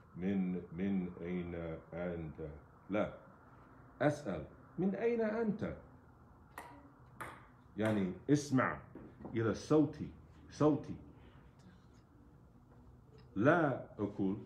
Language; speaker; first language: Arabic; non-native, fluent; English